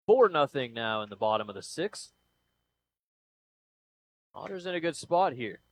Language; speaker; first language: English; native; English